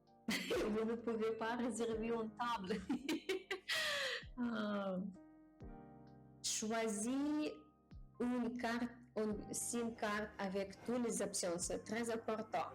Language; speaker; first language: French; non-native, learner; Japanese